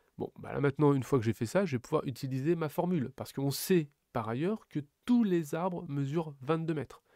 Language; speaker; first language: French; native; French